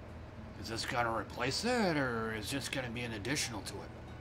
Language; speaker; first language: English; native; English